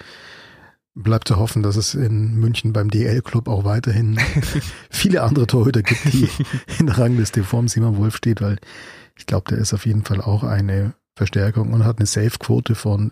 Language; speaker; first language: German; native; German